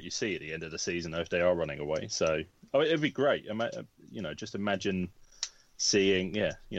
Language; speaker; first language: English; native; English